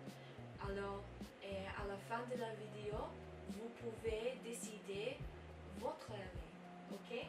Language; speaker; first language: French; non-native, learner; English